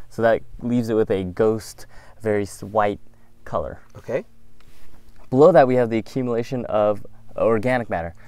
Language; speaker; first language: English; native; English